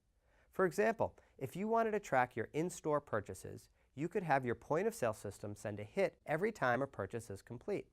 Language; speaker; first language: English; native; English